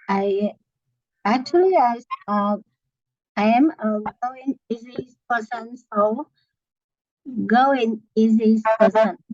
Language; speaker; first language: English; non-native, learner; Vietnamese